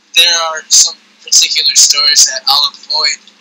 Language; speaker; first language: English; native; English